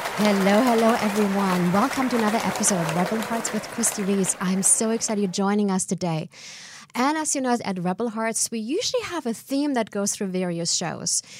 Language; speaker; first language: English; non-native, fluent; German